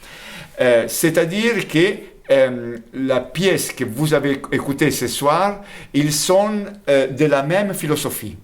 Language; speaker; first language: French; non-native, fluent; Italian